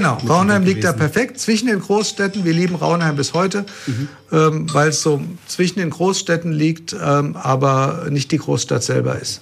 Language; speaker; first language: German; native; German